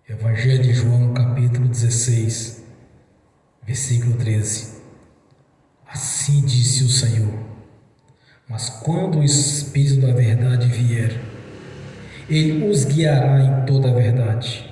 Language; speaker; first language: Portuguese; native; Portuguese